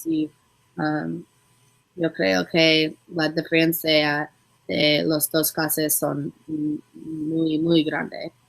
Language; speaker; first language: Spanish; non-native, learner; English